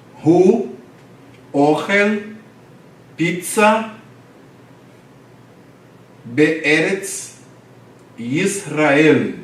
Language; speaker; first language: Hebrew; non-native, fluent; Portuguese